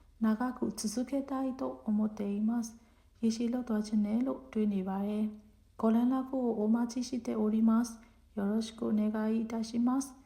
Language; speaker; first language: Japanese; non-native, fluent; Burmese